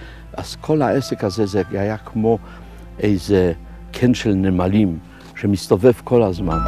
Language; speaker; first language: Hebrew; non-native, fluent; Polish